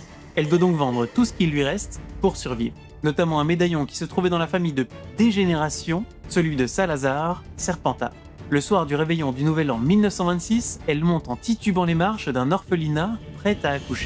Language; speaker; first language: French; native; French